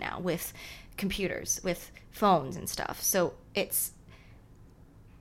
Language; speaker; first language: English; non-native, local second language; Cantonese